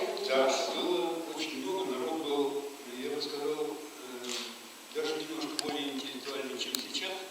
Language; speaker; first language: Russian; native; Russian